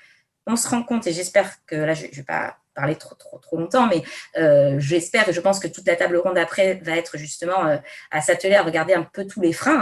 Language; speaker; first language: French; native; French